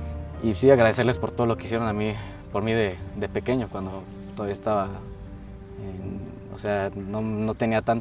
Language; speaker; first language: Spanish; native; Spanish